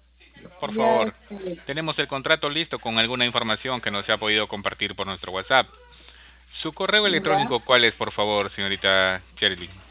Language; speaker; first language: Spanish; native; Spanish